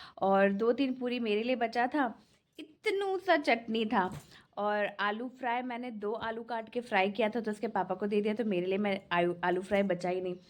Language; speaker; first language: Hindi; non-native, local second language; Bangla